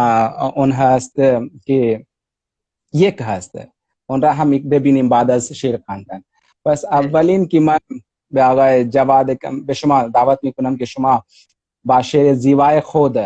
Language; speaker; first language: Persian; non-native, learner; Hindi